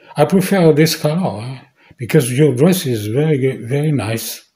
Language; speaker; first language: English; non-native, learner; French